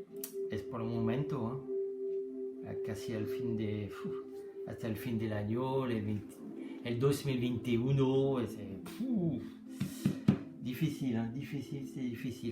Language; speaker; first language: Spanish; non-native, learner; French